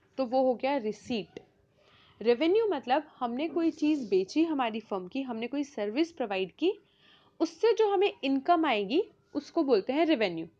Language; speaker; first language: Hindi; native; Hindi